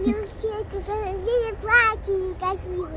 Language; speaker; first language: Russian; early bilingual, other home language; Tajik